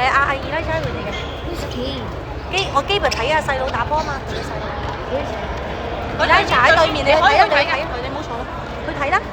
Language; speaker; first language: Chinese; early bilingual, heritage; Cantonese